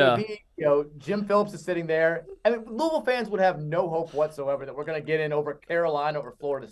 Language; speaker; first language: English; native; English